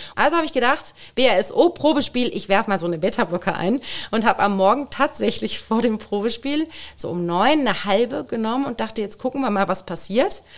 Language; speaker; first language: German; native; German